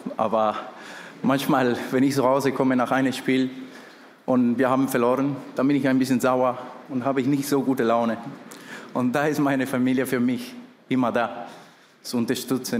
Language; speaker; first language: German; non-native, fluent; Spanish